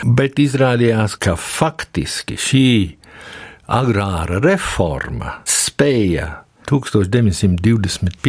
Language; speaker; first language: Latvian; early bilingual, heritage; Latvian